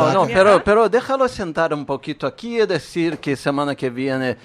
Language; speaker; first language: Spanish; non-native, fluent; Portuguese